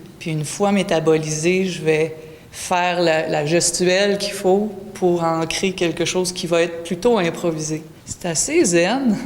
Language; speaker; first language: French; native; French